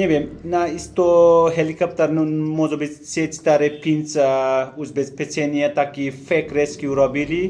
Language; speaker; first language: Polish; non-native, learner; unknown